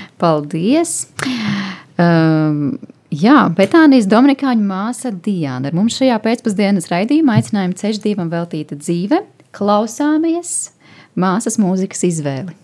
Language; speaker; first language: Latvian; native; Latvian